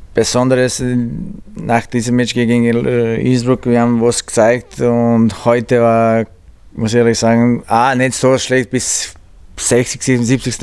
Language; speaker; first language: German; non-native, learner; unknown